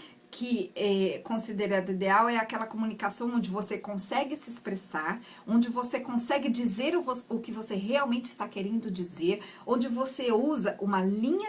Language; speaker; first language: Portuguese; native; Portuguese